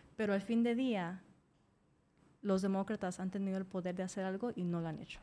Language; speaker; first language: Spanish; early bilingual, other home language; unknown